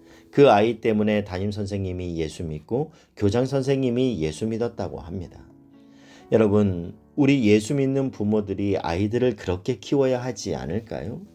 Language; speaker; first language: Korean; native; Korean